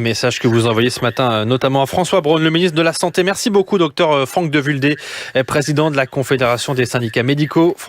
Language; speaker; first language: French; native; French